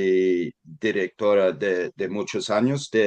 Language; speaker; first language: Spanish; non-native, fluent; English